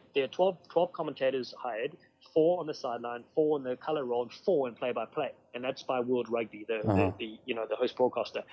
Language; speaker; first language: English; native; English